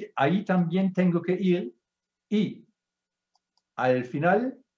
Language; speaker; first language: Spanish; non-native, fluent; German